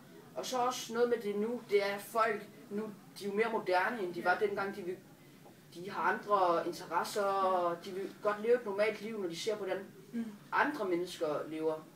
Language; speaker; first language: Danish; native; Danish